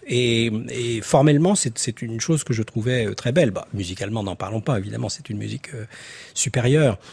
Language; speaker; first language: French; native; French